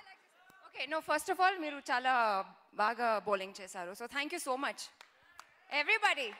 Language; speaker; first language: Telugu; non-native, learner; Kannada